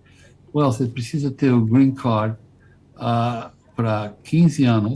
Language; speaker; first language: Portuguese; non-native, fluent; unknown